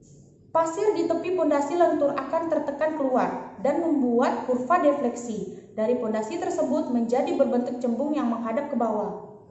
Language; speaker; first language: Indonesian; native; Indonesian